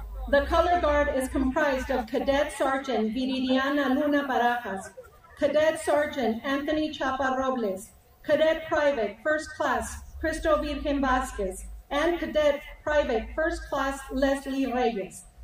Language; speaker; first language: English; native; English